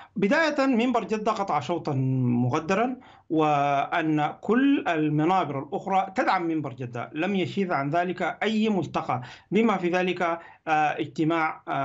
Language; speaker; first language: Arabic; native; Arabic